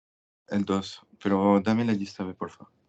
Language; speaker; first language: Spanish; non-native, learner; French